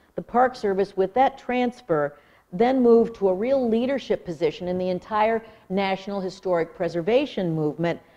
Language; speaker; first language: English; native; English